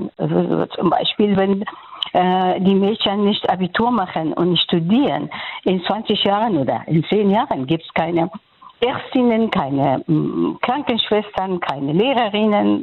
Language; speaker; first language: German; non-native, fluent; Persian